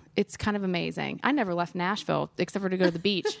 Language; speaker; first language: English; native; English